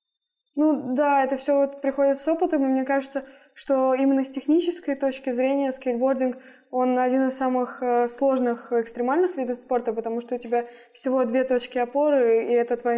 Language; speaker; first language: Russian; native; Russian